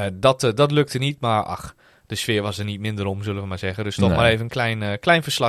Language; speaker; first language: Dutch; native; Dutch